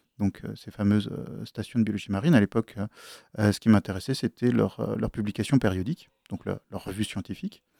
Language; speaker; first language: French; native; French